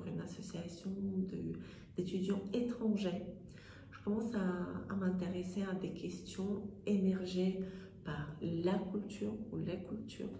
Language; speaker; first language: French; non-native, fluent; Russian